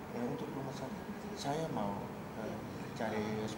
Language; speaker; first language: Indonesian; early bilingual, heritage; Dutch